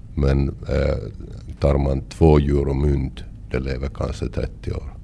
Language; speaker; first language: Swedish; non-native, local second language; Finnish